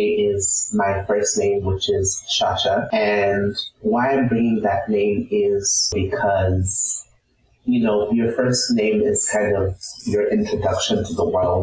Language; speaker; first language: English; non-native, local second language; Shona